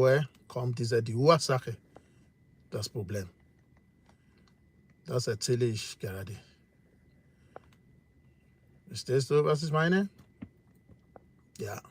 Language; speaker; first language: German; non-native, learner; English